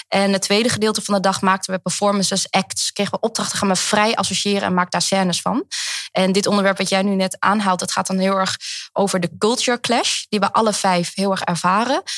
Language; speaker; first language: Dutch; early bilingual, other home language; Vietnamese